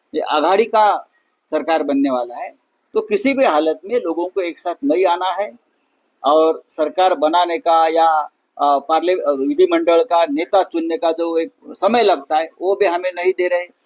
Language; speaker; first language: Hindi; non-native, local second language; Marathi